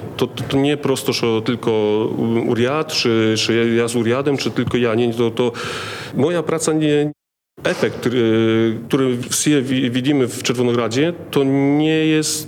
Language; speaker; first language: Polish; non-native, learner; Ukrainian